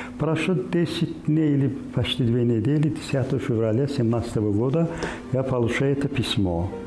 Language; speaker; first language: Russian; non-native, local second language; Azerbaijani